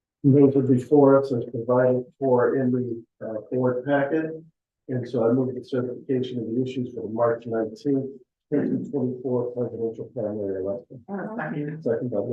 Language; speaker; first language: English; native; English